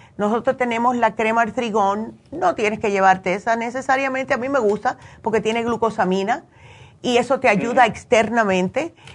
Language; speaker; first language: Spanish; native; Spanish